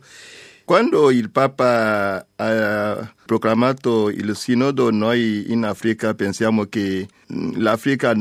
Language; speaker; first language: Italian; non-native, learner; French